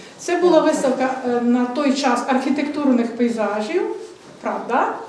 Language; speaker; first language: Ukrainian; native; Ukrainian